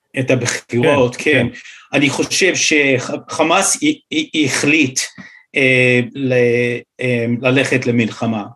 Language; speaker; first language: Hebrew; non-native, fluent; English